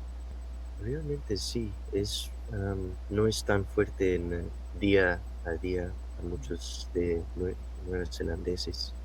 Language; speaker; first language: Spanish; non-native, fluent; English